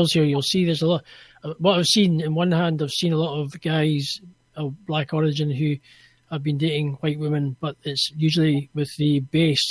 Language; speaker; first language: English; native; English